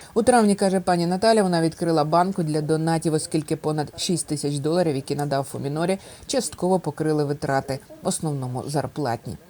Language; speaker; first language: Ukrainian; native; Ukrainian